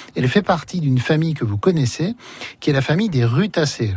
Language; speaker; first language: French; native; French